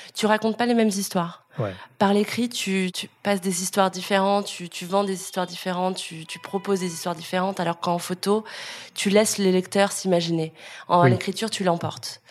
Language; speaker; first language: French; native; French